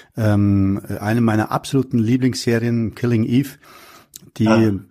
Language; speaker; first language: German; native; German